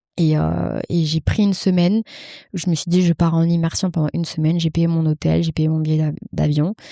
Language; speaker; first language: French; early bilingual, other home language; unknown